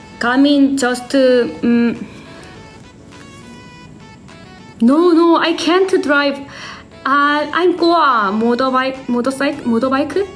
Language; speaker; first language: English; non-native, learner; Korean